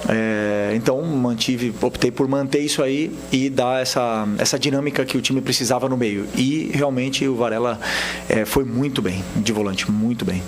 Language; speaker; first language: Portuguese; native; Portuguese